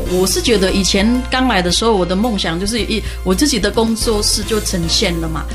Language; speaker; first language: Chinese; non-native, fluent; Indonesian